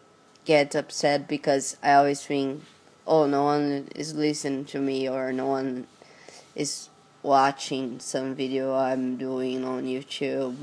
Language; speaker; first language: English; non-native, learner; Portuguese